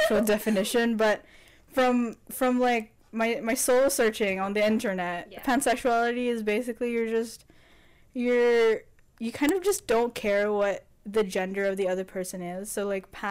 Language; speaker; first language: English; non-native, local second language; Filipino